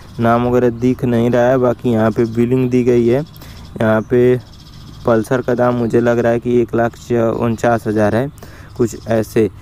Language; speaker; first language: Hindi; native; Hindi